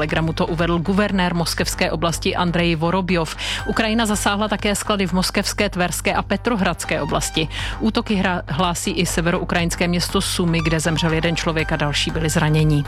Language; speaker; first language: Czech; native; Czech